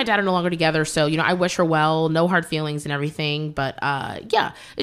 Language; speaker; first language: English; native; English